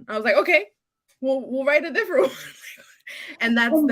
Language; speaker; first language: English; native; English